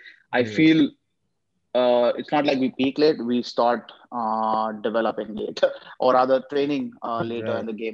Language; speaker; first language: English; non-native, local second language; Hindi